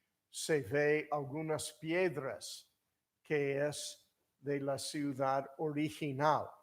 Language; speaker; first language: Spanish; non-native, fluent; English